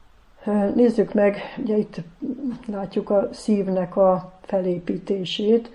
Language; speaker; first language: Hungarian; native; Hungarian